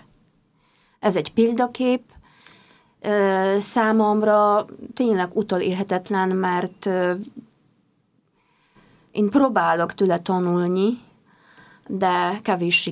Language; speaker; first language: Hungarian; non-native, fluent; Polish